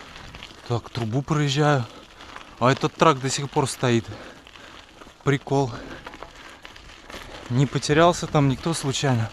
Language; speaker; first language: Russian; native; Russian